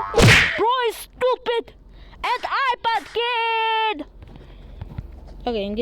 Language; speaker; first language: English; non-native, learner; Mongolian